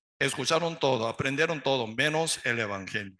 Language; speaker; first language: Spanish; non-native, learner; Korean